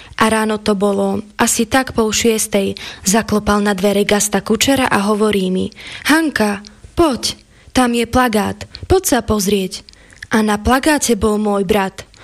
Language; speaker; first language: Slovak; native; Slovak